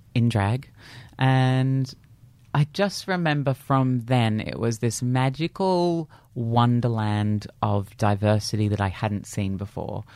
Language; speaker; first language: English; native; English